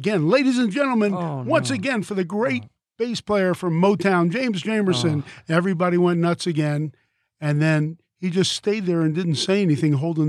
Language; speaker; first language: English; native; English